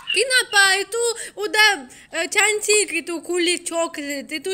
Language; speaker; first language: Indonesian; non-native, learner; Russian